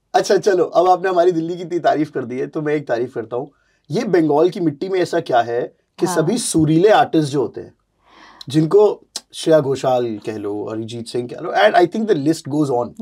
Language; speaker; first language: Hindi; native; Hindi